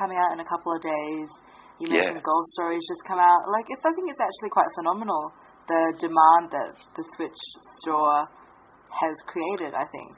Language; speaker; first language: English; native; English